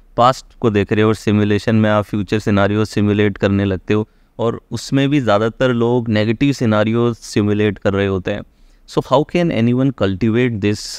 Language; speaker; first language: Hindi; native; Hindi